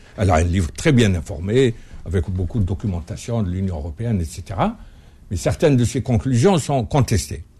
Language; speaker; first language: French; non-native, local second language; Arabic